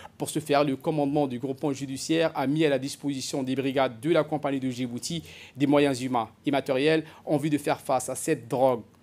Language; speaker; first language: French; non-native, local second language; Somali